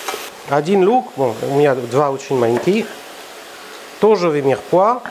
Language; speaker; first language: Russian; non-native, learner; French